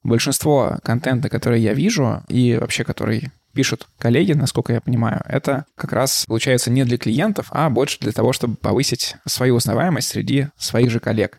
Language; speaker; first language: Russian; native; Russian